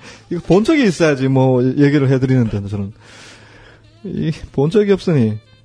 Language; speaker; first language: Korean; native; Korean